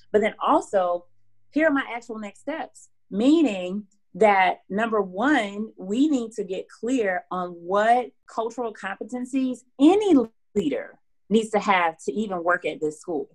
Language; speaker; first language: English; native; English